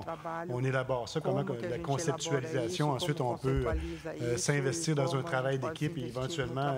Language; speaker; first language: French; native; French